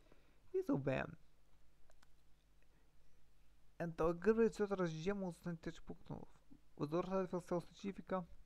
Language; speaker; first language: Portuguese; non-native, learner; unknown